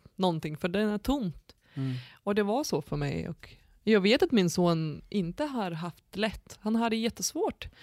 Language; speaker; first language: Swedish; non-native, fluent; Lithuanian